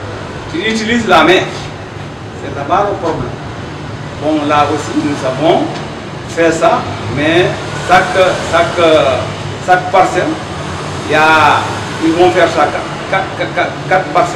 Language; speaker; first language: French; non-native, local second language; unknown